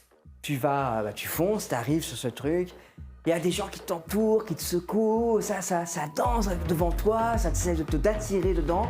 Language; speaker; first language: French; native; French